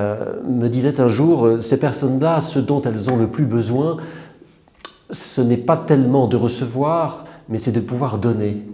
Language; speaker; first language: French; native; French